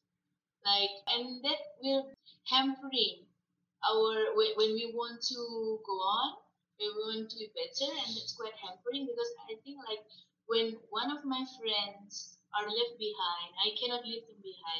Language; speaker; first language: English; non-native, fluent; Malay